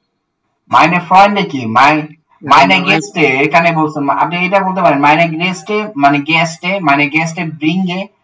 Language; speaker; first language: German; non-native, learner; Bangla